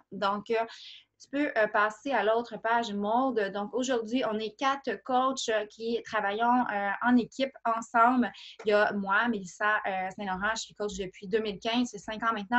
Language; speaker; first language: French; native; French